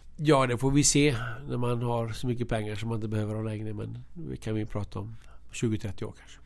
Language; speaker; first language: Swedish; native; Swedish